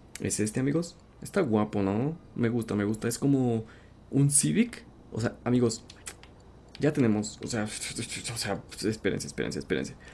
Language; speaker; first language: Spanish; native; Spanish